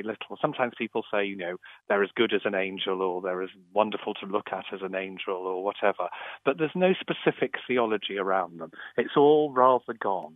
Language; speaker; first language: English; native; English